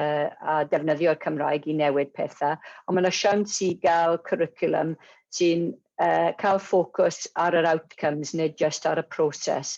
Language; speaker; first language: Welsh; non-native, local second language; English